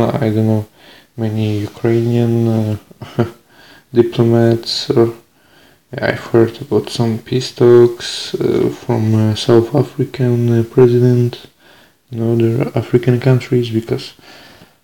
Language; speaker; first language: English; non-native, fluent; Polish